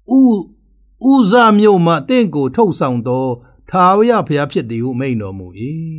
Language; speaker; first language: Burmese; non-native, local second language; Tedim Chin